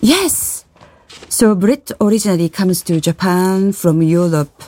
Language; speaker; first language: English; non-native, fluent; Japanese